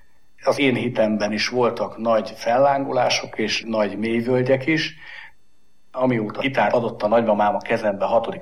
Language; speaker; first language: Hungarian; native; Hungarian